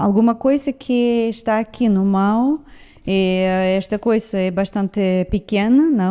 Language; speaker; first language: Portuguese; non-native, fluent; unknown